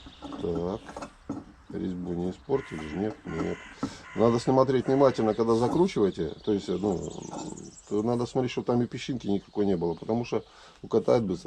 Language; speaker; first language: Russian; native; Russian